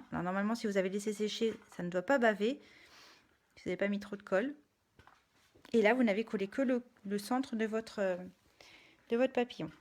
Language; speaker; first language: French; native; French